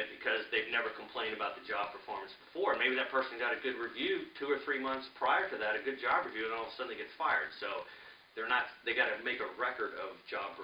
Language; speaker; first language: English; native; English